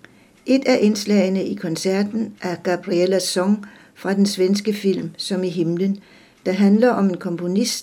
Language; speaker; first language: Danish; native; Danish